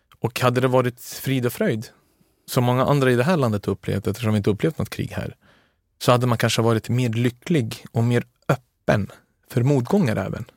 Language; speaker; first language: Swedish; early bilingual, other home language; Serbian